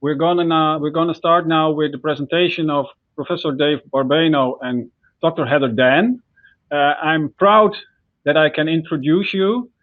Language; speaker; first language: English; non-native, fluent; Dutch